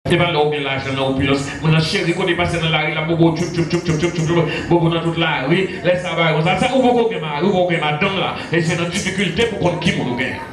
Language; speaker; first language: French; non-native, local second language; Haitian Creole